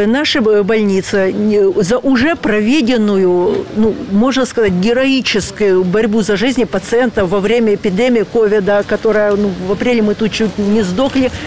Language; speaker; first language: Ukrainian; non-native, local second language; Russian